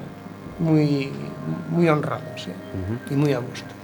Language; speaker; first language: Spanish; native; Spanish